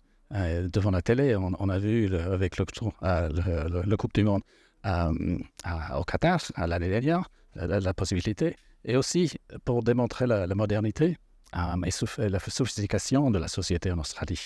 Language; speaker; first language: French; non-native, fluent; English